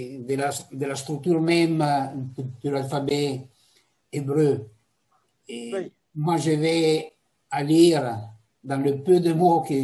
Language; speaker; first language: French; non-native, fluent; Italian